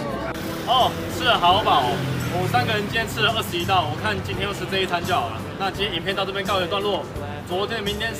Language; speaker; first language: Chinese; native; Chinese